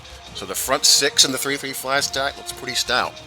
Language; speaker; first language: English; native; English